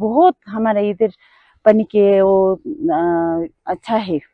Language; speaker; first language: Hindi; non-native, local second language; Ladakhi